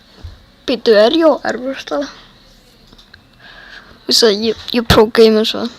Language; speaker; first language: Icelandic; early bilingual, heritage; Swedish